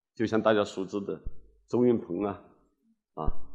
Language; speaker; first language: Chinese; native; Chinese